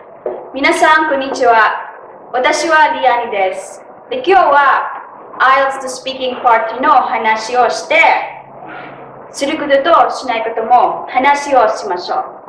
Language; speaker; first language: Japanese; non-native, learner; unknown